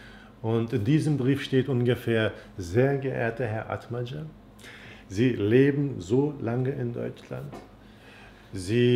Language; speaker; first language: German; non-native, fluent; Turkish